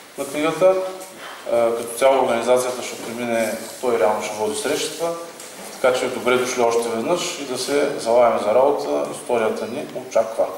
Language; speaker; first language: Bulgarian; native; Bulgarian